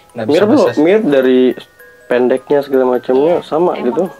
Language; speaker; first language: Indonesian; native; Indonesian